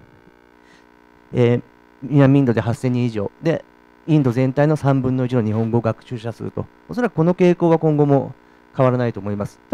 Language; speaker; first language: Japanese; native; Japanese